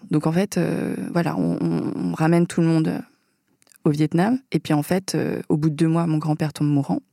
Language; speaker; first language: French; early bilingual, other home language; Vietnamese